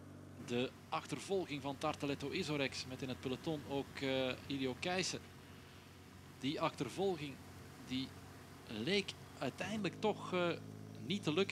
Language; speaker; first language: Dutch; native; Dutch